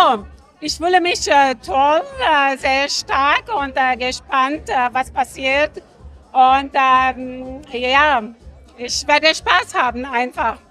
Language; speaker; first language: German; non-native, learner; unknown